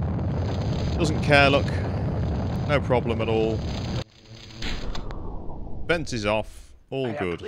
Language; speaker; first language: English; native; English